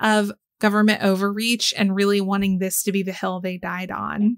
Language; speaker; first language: English; native; English